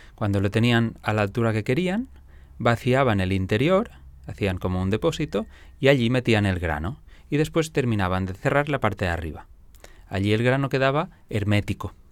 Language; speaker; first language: Spanish; non-native, local second language; Catalan